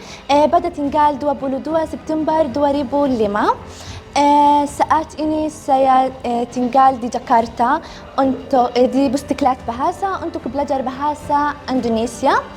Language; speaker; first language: Indonesian; non-native, learner; Arabic